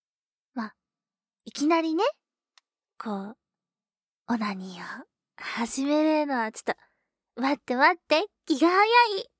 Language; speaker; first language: Japanese; native; Japanese